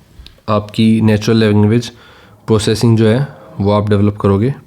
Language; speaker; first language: Hindi; native; Hindi